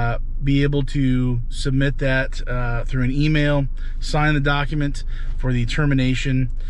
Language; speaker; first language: English; native; English